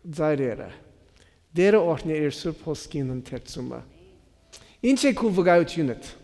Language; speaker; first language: Armenian; native; Armenian